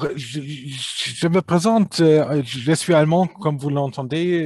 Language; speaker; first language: French; non-native, fluent; German